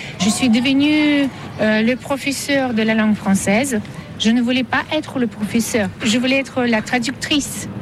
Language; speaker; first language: French; non-native, fluent; Russian